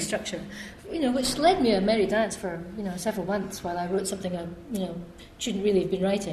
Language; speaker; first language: English; native; English